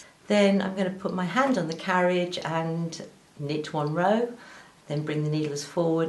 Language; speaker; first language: English; native; English